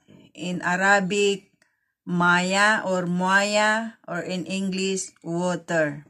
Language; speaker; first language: English; non-native, fluent; Filipino